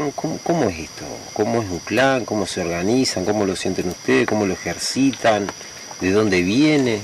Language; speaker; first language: Spanish; native; Spanish